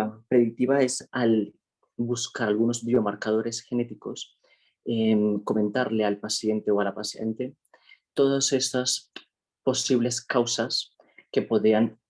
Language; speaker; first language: Spanish; native; Spanish